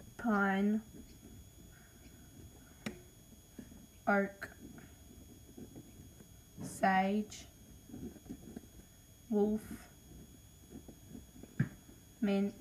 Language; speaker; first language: English; native; English